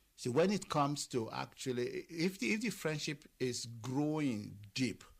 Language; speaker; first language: English; non-native, local second language; Yoruba